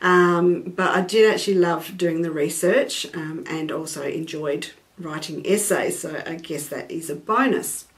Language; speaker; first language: English; native; English